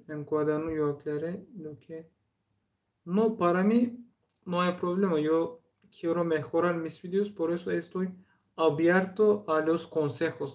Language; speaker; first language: Spanish; non-native, learner; Turkish